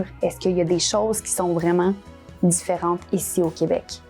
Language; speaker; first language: French; native; French